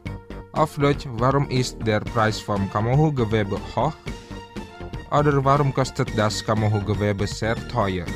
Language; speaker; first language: German; non-native, fluent; Indonesian